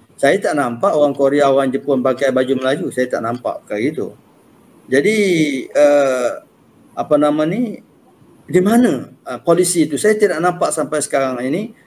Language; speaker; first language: Malay; native; Malay